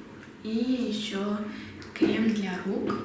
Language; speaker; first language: Russian; early bilingual, heritage; Russian